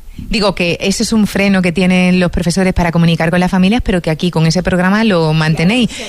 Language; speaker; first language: Spanish; native; Spanish